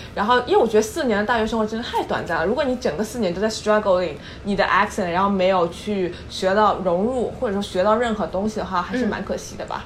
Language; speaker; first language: Chinese; native; Chinese